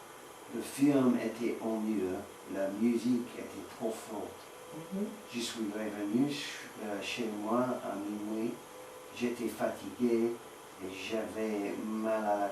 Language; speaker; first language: French; non-native, learner; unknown